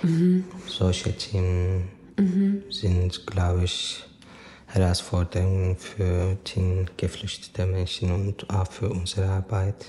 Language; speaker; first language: German; non-native, fluent; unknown